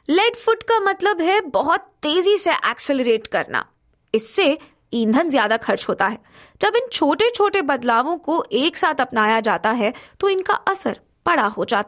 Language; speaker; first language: Hindi; native; Hindi